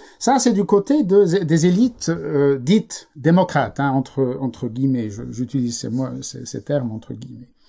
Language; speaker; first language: French; non-native, local second language; Arabic